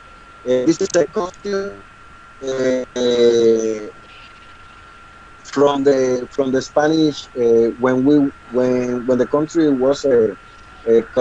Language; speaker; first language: English; non-native, learner; Spanish